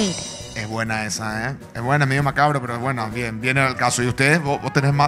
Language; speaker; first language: Spanish; native; Spanish